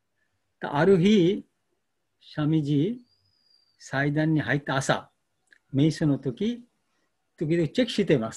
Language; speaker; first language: Japanese; non-native, fluent; Bangla